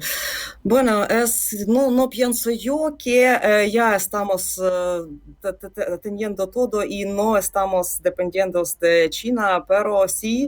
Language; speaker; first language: Spanish; non-native, fluent; Ukrainian